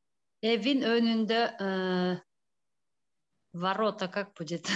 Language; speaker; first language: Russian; non-native, local second language; Kyrgyz